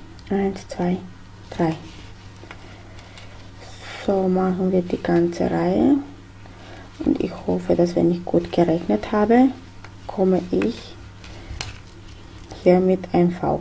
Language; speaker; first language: German; non-native, fluent; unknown